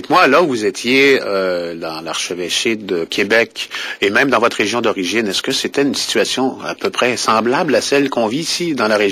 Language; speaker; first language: French; native; French